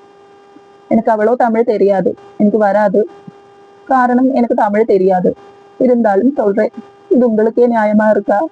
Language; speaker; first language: Tamil; non-native, learner; Malayalam